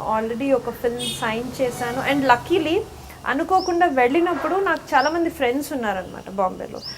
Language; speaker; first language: Telugu; native; Telugu